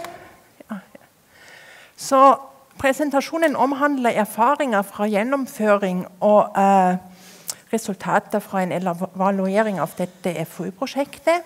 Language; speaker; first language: Norwegian; non-native, fluent; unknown